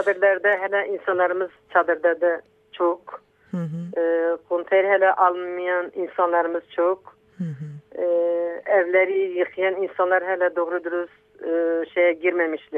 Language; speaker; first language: Turkish; non-native, local second language; Kurdish